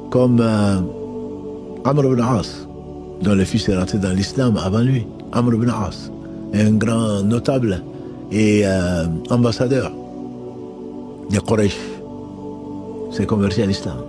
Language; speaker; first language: French; native; French